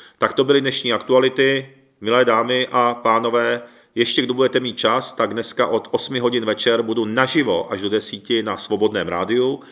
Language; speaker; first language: Czech; early bilingual, other home language; Japanese